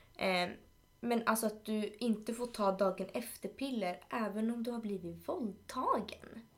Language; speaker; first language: Swedish; early bilingual, other home language; Spanish